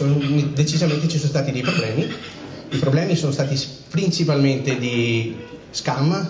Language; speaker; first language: Italian; native; Italian